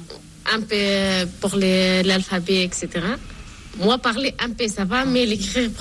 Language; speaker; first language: French; non-native, learner; Arabic